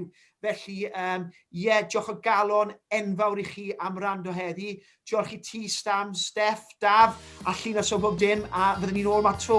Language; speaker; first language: Welsh; native; Welsh